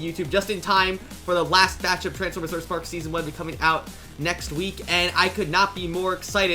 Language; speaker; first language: English; native; English